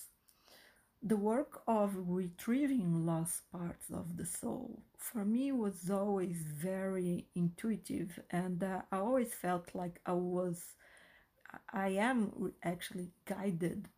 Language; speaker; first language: English; non-native, fluent; Portuguese